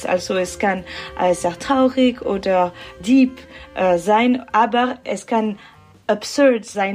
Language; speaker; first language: German; non-native, learner; French